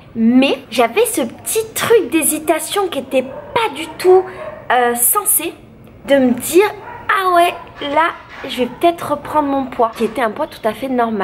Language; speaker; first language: French; native; French